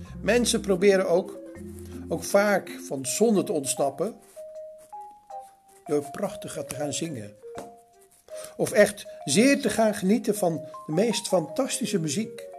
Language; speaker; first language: Dutch; native; Dutch